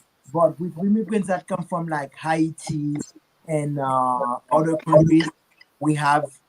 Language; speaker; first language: English; non-native, learner; Haitian Creole